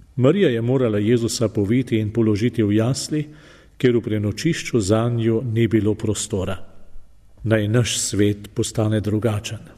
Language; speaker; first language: Slovenian; native; Slovenian